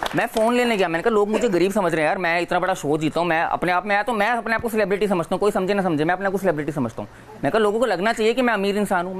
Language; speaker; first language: Hindi; native; Hindi